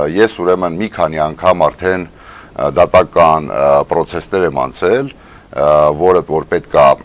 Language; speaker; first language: Armenian; early bilingual, heritage; Armenian